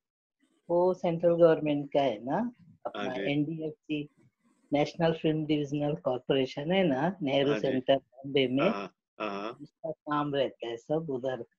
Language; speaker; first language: Hindi; non-native, local second language; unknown